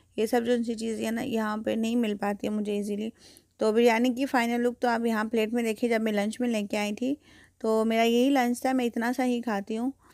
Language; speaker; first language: Urdu; native; Urdu